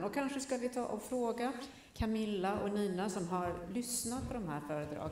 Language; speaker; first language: Swedish; native; Swedish